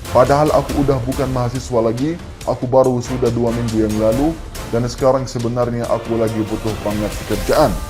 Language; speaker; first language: Indonesian; non-native, fluent; Arabic